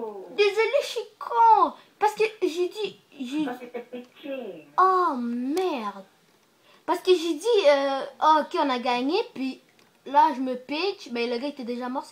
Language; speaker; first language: French; native; French